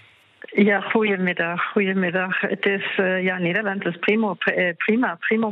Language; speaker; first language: Dutch; non-native, fluent; German